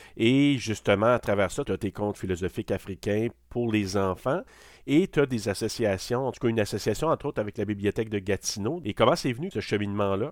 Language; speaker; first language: French; native; French